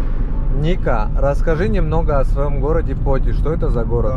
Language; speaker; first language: Russian; native; Russian